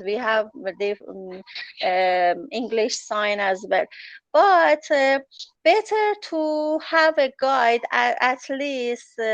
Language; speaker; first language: English; non-native, learner; Persian